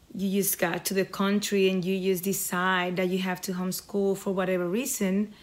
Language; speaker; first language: English; non-native, fluent; Spanish